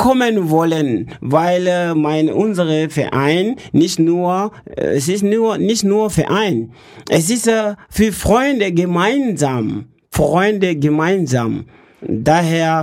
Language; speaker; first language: German; non-native, learner; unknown